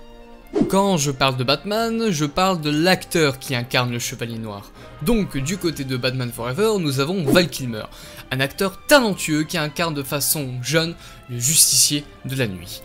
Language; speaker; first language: French; native; French